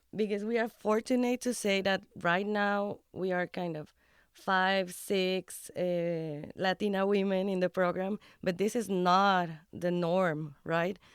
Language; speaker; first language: English; non-native, fluent; Spanish